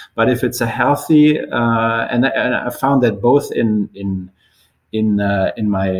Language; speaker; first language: English; non-native, fluent; German